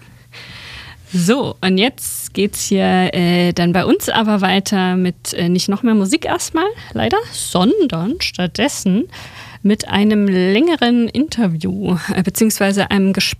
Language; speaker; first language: German; native; German